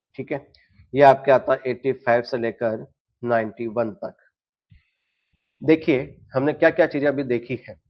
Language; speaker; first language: Hindi; native; Hindi